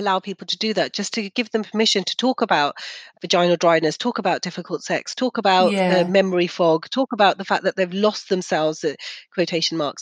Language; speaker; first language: English; early bilingual, other home language; Punjabi